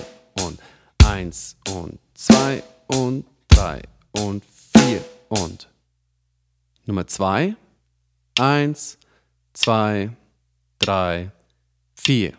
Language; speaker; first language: German; native; German